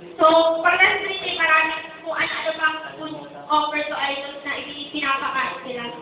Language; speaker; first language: Filipino; native; Filipino